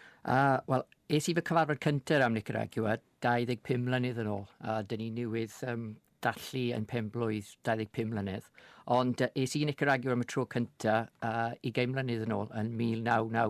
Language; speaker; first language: Welsh; non-native, fluent; English